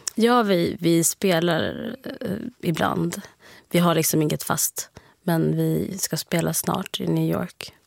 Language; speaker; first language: Swedish; early bilingual, heritage; Swedish